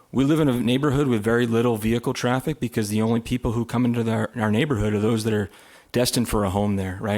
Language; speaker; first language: English; native; English